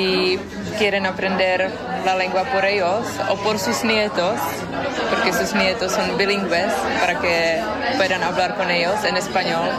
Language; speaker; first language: Spanish; non-native, fluent; Czech